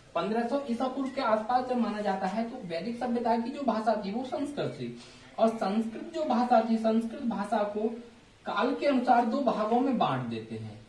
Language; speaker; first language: Hindi; native; Hindi